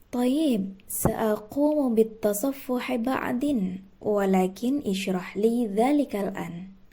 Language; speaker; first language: Arabic; non-native, fluent; Indonesian